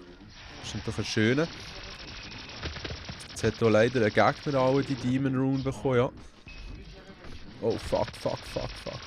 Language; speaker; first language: German; native; German